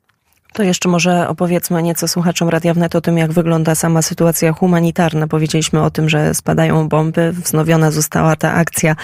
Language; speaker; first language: Polish; native; Polish